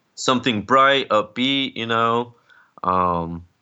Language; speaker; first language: English; early bilingual, other home language; Spanish